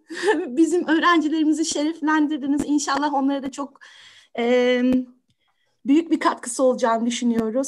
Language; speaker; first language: Turkish; native; Turkish